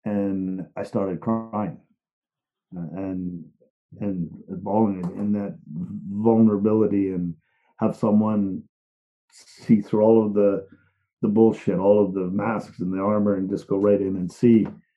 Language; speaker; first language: English; native; English